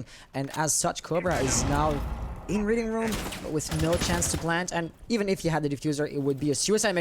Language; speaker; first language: English; non-native, local second language; French